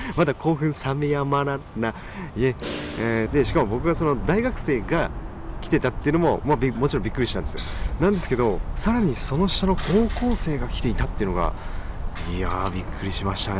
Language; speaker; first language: Japanese; native; Japanese